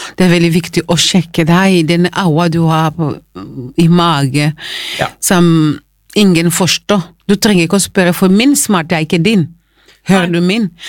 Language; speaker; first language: Norwegian; non-native, fluent; Lingala